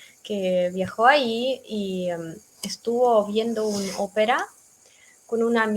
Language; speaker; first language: Spanish; non-native, fluent; Russian